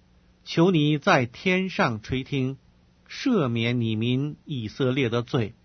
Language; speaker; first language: Chinese; native; Chinese